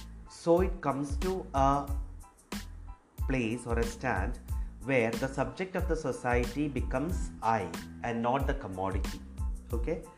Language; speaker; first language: English; non-native, local second language; Malayalam